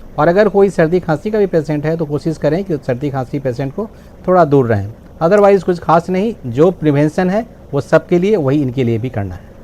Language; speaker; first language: Hindi; native; Hindi